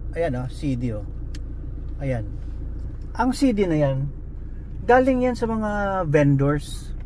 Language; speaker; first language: Filipino; non-native, local second language; Hiligaynon